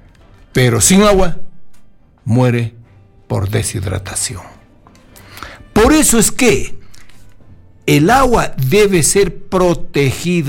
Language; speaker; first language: Spanish; native; Spanish